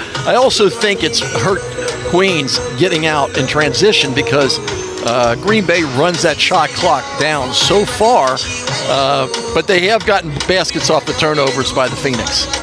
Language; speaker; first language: English; native; English